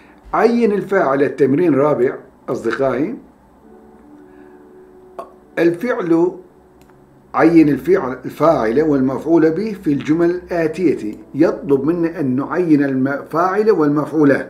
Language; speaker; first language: Arabic; non-native, fluent; Turkish